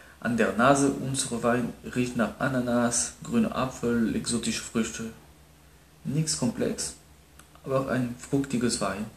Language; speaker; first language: German; non-native, learner; Spanish